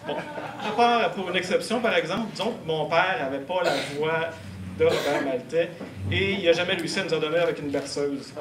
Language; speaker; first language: French; native; French